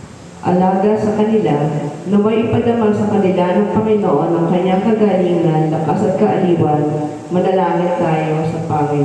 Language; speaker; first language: Filipino; native; Filipino